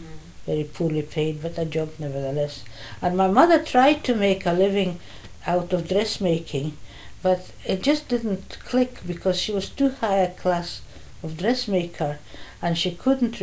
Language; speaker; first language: English; non-native, fluent; Polish